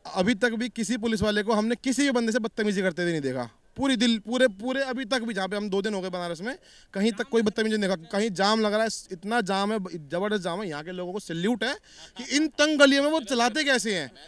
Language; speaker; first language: Hindi; native; Hindi